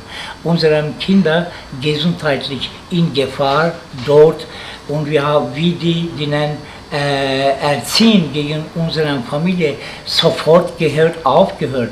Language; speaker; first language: German; non-native, learner; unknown